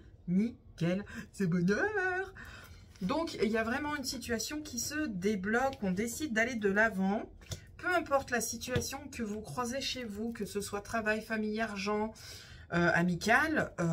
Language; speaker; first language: French; native; French